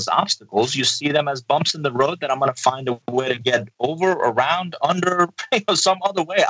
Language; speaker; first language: English; non-native, fluent; Persian